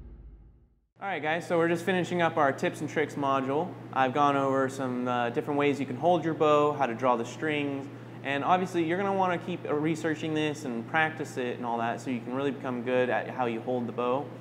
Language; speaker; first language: English; native; English